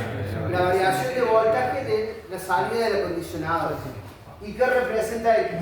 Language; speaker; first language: Spanish; native; Spanish